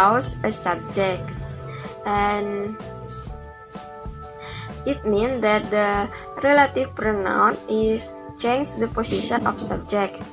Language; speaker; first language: English; non-native, learner; Indonesian